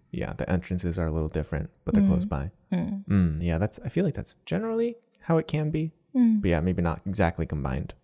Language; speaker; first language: English; native; English